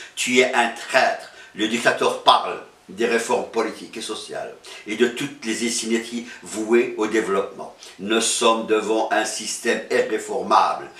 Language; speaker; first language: French; non-native, local second language; Arabic